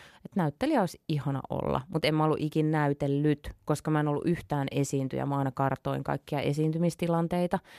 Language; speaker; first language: Finnish; native; Finnish